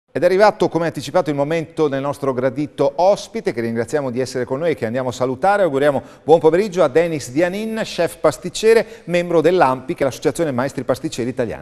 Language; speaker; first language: Italian; native; Italian